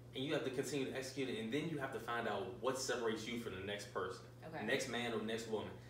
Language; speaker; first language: English; native; English